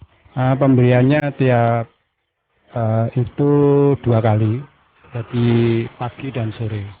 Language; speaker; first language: Indonesian; non-native, local second language; Javanese